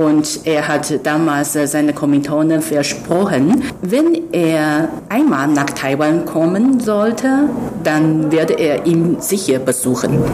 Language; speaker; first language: German; non-native, fluent; Chinese